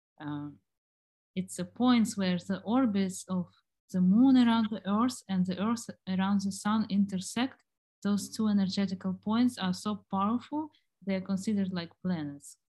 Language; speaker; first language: English; non-native, fluent; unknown